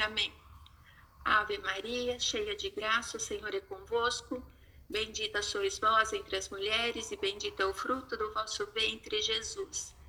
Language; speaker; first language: Portuguese; native; Portuguese